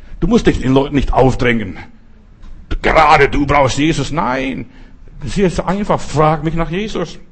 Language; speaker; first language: German; non-native, fluent; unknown